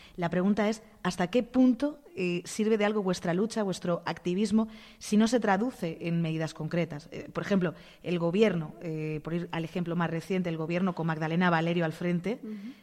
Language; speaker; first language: Spanish; native; Spanish